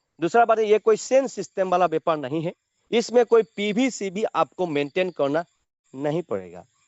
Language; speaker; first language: Hindi; non-native, local second language; Assamese